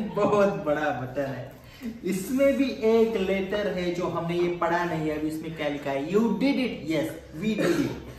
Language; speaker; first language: Hindi; non-native, local second language; Marathi